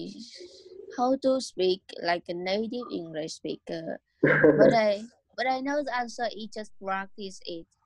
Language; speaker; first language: English; non-native, learner; Vietnamese